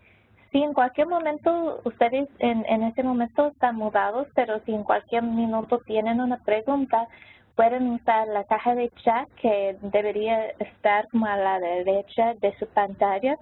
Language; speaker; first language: Spanish; non-native, local second language; English